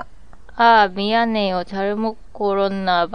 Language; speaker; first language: Korean; non-native, learner; Japanese